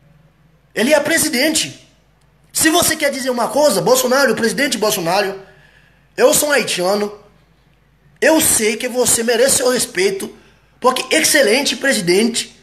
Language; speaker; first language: Portuguese; non-native, fluent; Haitian Creole